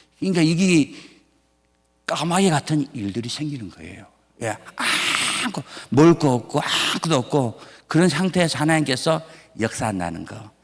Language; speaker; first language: Korean; native; Korean